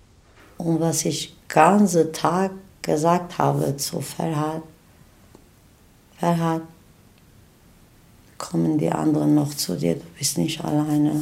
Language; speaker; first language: German; non-native, learner; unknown